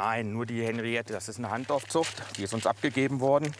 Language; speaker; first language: German; native; German